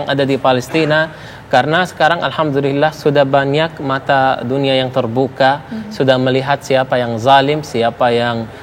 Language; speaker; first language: Indonesian; non-native, fluent; Arabic